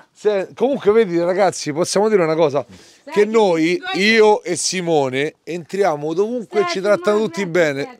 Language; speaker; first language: Italian; native; Italian